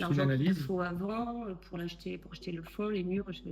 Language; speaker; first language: French; native; French